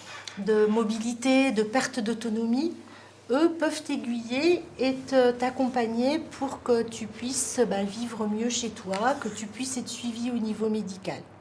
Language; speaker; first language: French; native; French